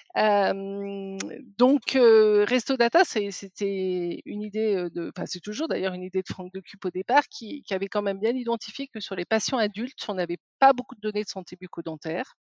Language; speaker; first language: French; native; French